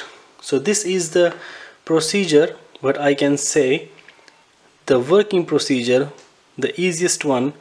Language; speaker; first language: English; non-native, fluent; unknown